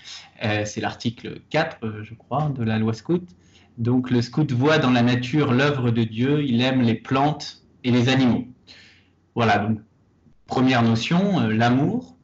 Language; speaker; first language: French; native; French